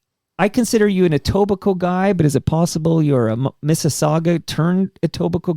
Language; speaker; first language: English; native; English